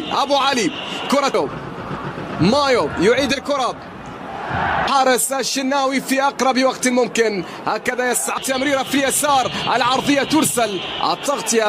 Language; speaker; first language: Arabic; native; Arabic